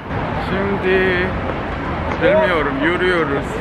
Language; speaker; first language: Turkish; non-native, learner; Korean